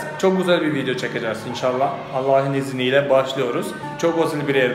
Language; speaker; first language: Turkish; non-native, fluent; Malayalam